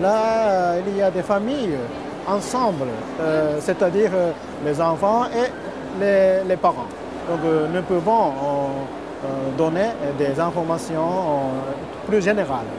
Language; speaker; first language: French; non-native, learner; Japanese